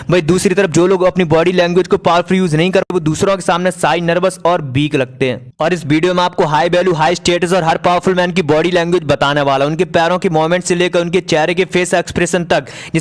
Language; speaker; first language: Hindi; native; Hindi